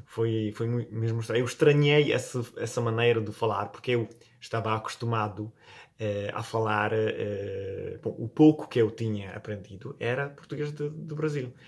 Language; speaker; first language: Portuguese; non-native, fluent; Italian